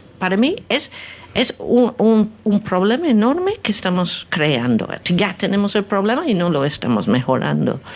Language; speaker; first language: Spanish; non-native, fluent; English